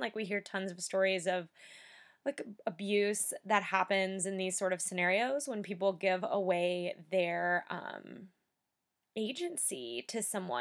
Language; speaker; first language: English; native; English